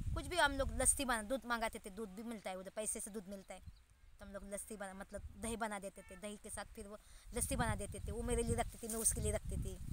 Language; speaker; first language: Hindi; non-native, local second language; Marathi